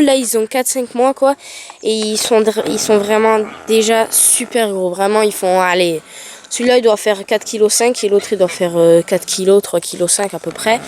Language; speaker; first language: French; native; French